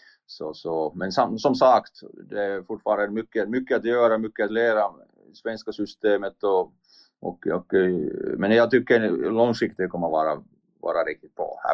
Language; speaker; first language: Swedish; non-native, learner; Finnish